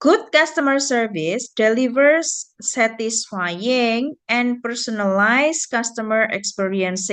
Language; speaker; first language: English; non-native, fluent; Indonesian